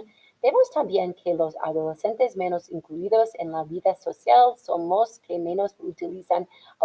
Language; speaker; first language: Spanish; non-native, fluent; English